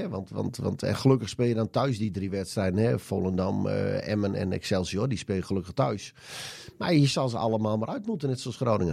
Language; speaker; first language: Dutch; native; Dutch